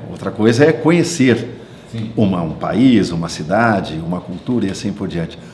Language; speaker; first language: Portuguese; native; Portuguese